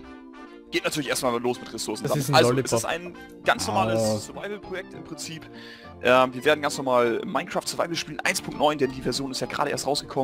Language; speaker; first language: German; native; German